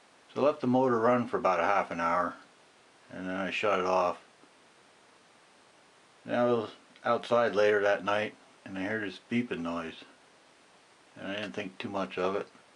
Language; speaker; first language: English; native; English